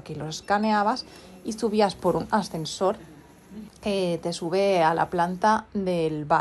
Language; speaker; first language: Spanish; native; Spanish